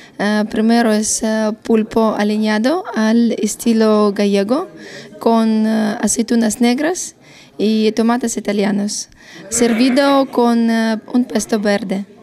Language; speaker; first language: Spanish; non-native, learner; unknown